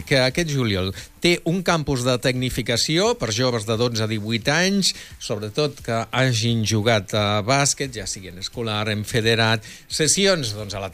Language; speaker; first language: Catalan; native; Catalan